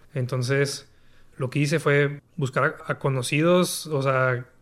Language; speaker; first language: Spanish; native; Spanish